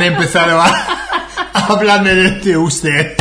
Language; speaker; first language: Spanish; non-native, fluent; English